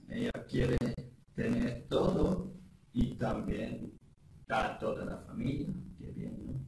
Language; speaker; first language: Spanish; non-native, learner; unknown